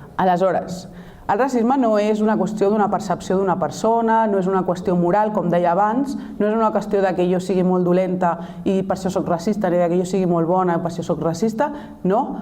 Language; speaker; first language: Catalan; non-native, local second language; Spanish